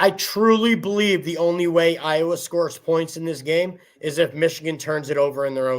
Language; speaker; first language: English; native; English